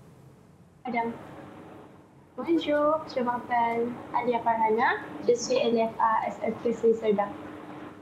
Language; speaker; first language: French; non-native, learner; Malay